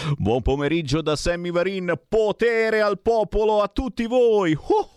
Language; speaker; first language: Italian; native; Italian